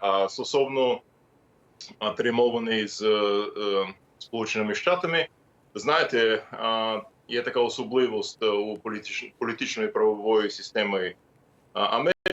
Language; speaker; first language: Ukrainian; non-native, fluent; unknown